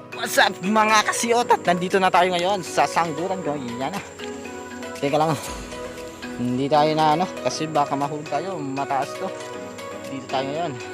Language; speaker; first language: Filipino; non-native, local second language; Waray